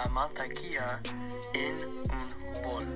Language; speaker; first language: Spanish; non-native, learner; English